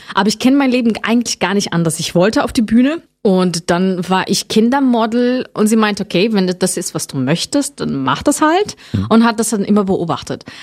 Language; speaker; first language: German; non-native, fluent; Portuguese